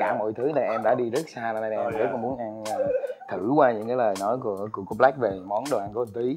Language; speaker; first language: Vietnamese; native; Vietnamese